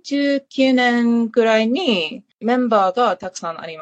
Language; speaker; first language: Japanese; non-native, learner; English